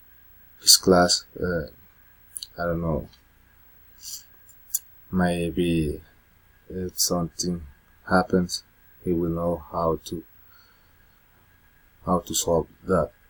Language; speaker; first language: English; non-native, learner; Spanish